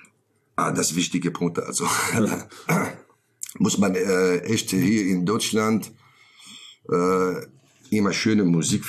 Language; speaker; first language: German; non-native, learner; Kurdish